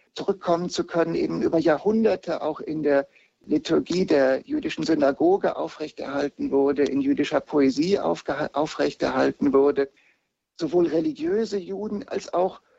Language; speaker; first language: German; native; German